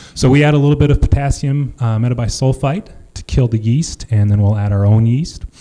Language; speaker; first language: English; native; English